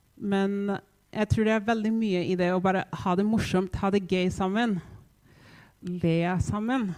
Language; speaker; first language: Norwegian; non-native, fluent; English